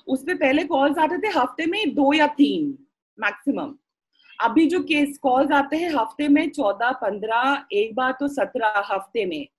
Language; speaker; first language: Hindi; non-native, local second language; Assamese